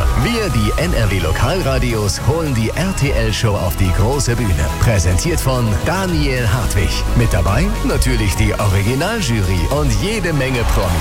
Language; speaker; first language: German; native; German